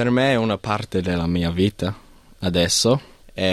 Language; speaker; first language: Italian; non-native, learner; English